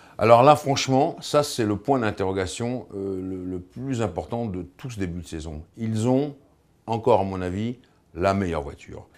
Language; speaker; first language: French; native; French